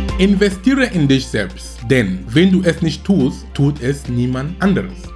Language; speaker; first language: German; non-native, fluent; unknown